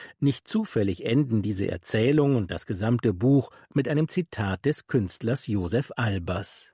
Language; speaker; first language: German; native; German